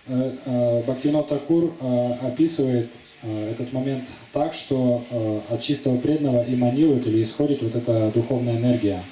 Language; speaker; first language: Russian; native; Russian